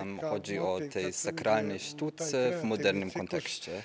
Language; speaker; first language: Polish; non-native, learner; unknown